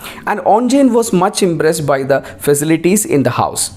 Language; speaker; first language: English; non-native, local second language; Malayalam